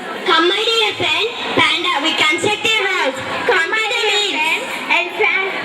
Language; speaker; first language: English; non-native, learner; Telugu